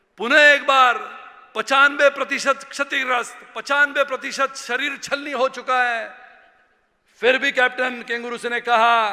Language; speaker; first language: Hindi; non-native, local second language; Marathi